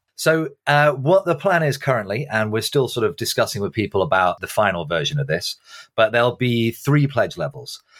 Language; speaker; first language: English; native; English